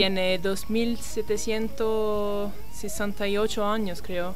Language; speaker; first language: Spanish; non-native, learner; Italian